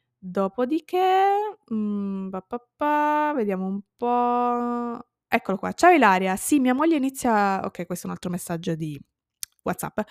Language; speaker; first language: Italian; native; Italian